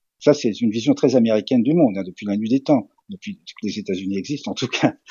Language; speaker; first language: French; early bilingual, other home language; Serbian